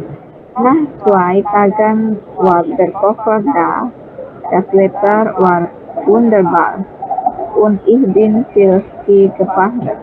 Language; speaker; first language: German; non-native, learner; Indonesian